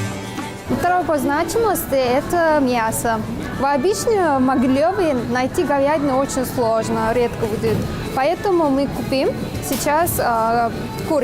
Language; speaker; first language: Russian; non-native, learner; Turkmen